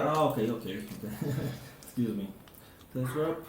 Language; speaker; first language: English; non-native, learner; Spanish